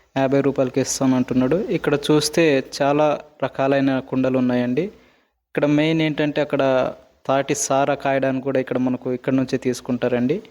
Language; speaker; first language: Telugu; non-native, local second language; Koya